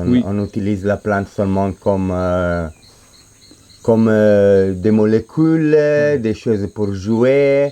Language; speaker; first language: French; non-native, fluent; Spanish